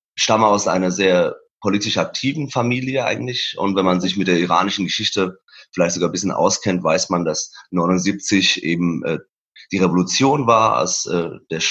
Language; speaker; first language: German; early bilingual, other home language; Persian